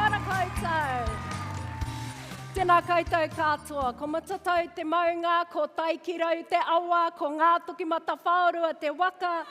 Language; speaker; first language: Māori; non-native, local second language; English